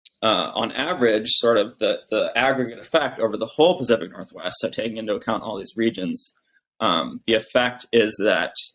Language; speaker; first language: English; native; English